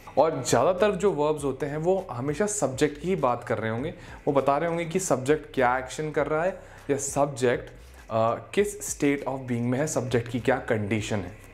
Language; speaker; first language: Hindi; native; Hindi